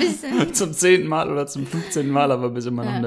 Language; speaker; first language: German; native; German